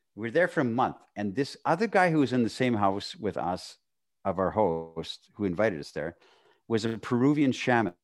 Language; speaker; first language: English; native; English